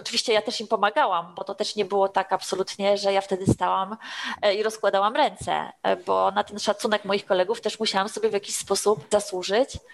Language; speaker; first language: Polish; native; Polish